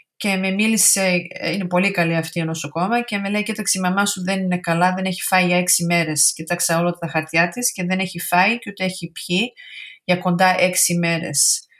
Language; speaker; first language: Greek; early bilingual, heritage; Greek